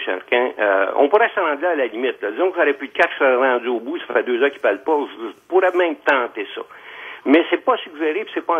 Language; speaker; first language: French; native; French